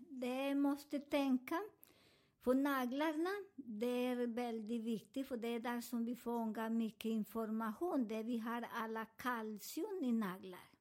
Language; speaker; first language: Swedish; non-native, fluent; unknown